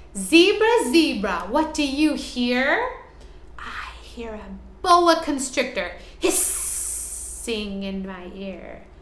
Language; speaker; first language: English; native; English